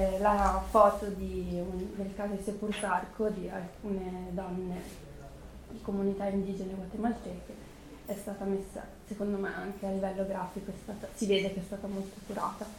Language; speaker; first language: Italian; native; Italian